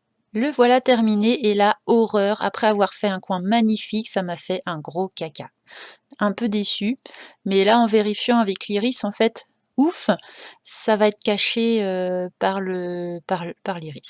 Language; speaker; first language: French; native; French